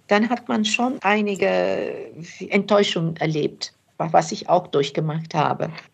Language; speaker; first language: German; early bilingual, other home language; Turkish